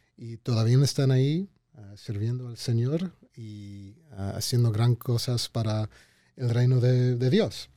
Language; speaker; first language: Spanish; early bilingual, heritage; Spanish